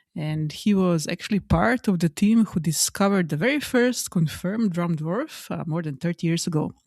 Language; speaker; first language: English; non-native, fluent; Slovenian